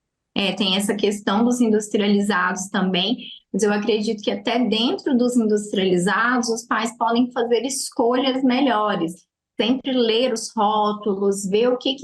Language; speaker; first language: Portuguese; native; Portuguese